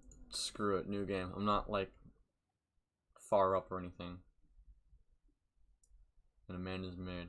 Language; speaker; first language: English; native; English